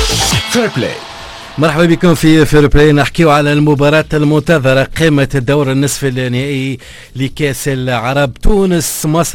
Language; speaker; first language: Arabic; native; Arabic